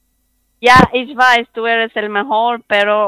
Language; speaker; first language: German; non-native, learner; Spanish